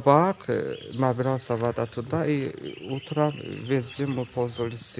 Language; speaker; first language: Russian; non-native, local second language; Azerbaijani